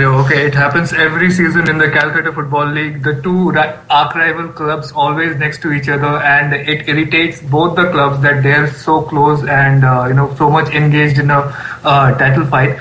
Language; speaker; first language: English; non-native, local second language; Bangla